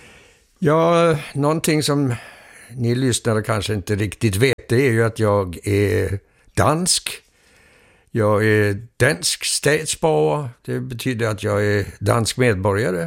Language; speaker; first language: Swedish; early bilingual, heritage; Swedish